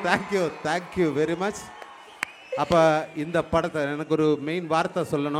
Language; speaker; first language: Tamil; non-native, local second language; Malayalam